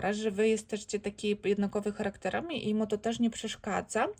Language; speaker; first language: Polish; non-native, learner; Ukrainian